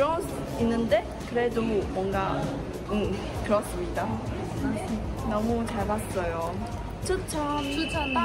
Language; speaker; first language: Korean; non-native, learner; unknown